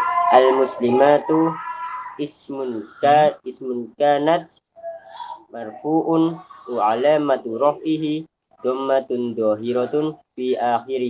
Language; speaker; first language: Arabic; non-native, learner; Indonesian